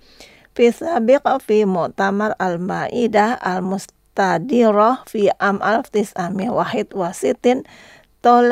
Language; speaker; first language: Arabic; non-native, fluent; Indonesian